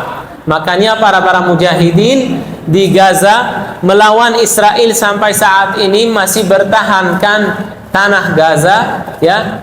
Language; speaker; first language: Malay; non-native, fluent; Arabic